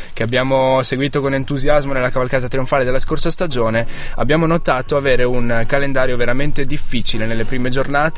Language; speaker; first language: Italian; native; Italian